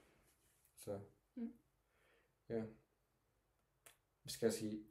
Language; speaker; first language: Danish; non-native, learner; Turkish